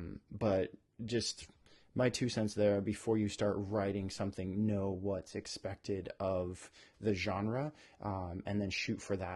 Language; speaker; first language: English; native; English